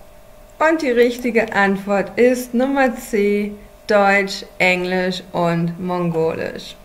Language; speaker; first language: German; non-native, fluent; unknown